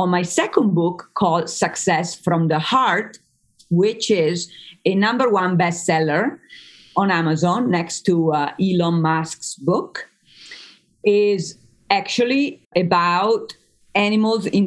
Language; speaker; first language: English; non-native, fluent; Italian